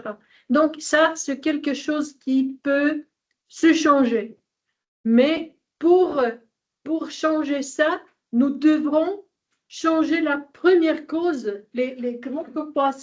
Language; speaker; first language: French; non-native, fluent; Polish